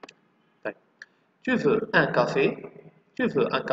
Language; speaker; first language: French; non-native, fluent; Arabic